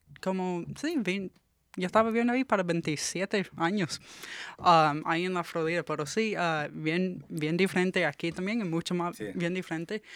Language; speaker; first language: Spanish; early bilingual, heritage; English